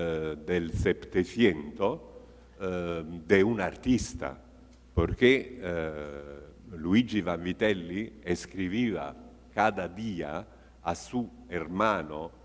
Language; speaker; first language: Spanish; non-native, fluent; Italian